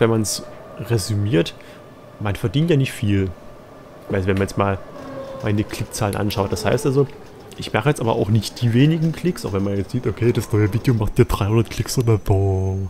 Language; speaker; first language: German; native; German